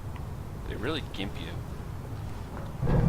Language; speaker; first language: English; native; English